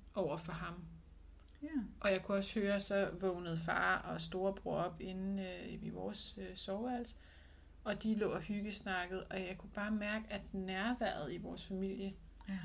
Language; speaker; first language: Danish; native; Danish